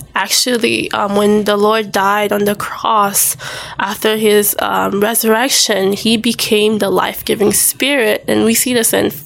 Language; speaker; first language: English; early bilingual, other home language; Haitian Creole